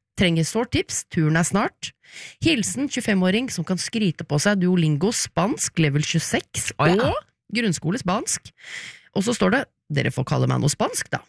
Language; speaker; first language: Norwegian; native; Norwegian